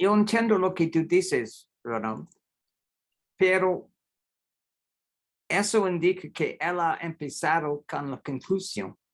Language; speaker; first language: Spanish; non-native, fluent; English